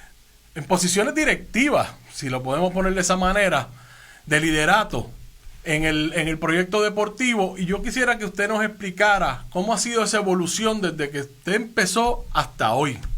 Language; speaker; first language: Spanish; native; Spanish